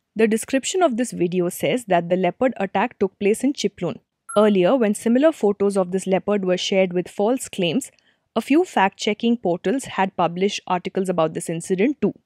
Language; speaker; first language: English; non-native, local second language; Telugu